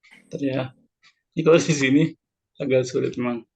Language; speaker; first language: Indonesian; native; Indonesian